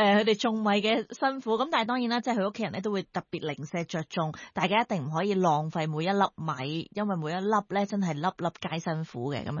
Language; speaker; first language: Cantonese; native; Cantonese